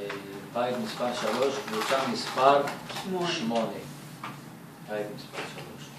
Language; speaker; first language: Hebrew; native; Hebrew